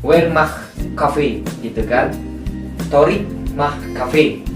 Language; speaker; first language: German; non-native, learner; Indonesian